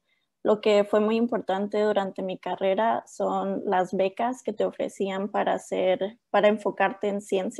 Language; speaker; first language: Spanish; non-native, local second language; English